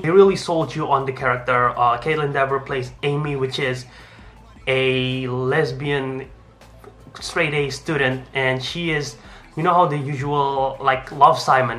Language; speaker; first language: English; non-native, fluent; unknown